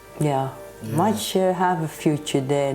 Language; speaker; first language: English; non-native, learner; Dutch